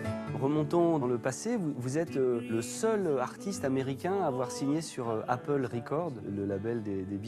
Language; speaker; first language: French; native; French